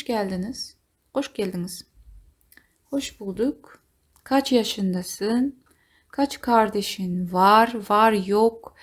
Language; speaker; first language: Turkish; non-native, fluent; Kazakh